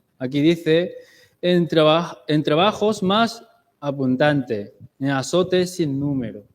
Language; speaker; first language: Spanish; non-native, learner; Chinese